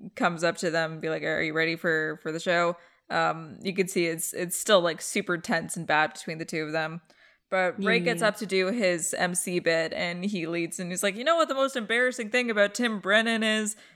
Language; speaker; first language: English; native; English